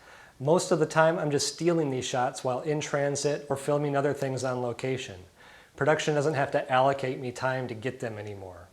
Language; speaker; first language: English; native; English